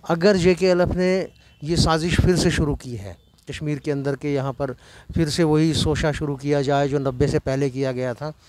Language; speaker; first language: Hindi; non-native, local second language; Kashmiri